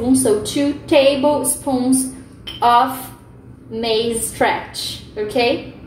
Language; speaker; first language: English; non-native, fluent; Portuguese